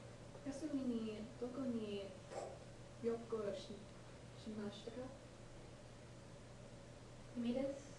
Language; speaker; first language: Japanese; non-native, learner; English